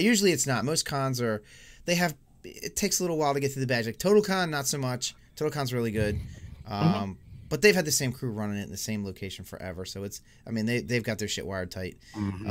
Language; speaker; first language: English; native; English